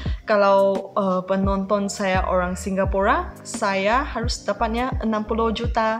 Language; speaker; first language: Indonesian; non-native, fluent; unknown